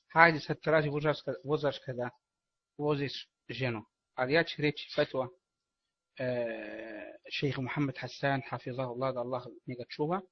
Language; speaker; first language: Bosnian; non-native, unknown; Arabic